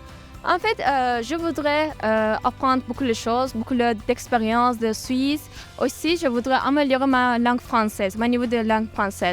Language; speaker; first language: French; non-native, learner; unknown